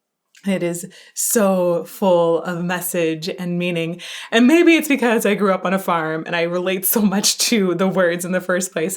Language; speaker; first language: English; native; English